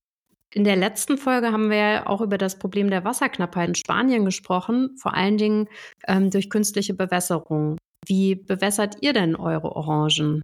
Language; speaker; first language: German; native; German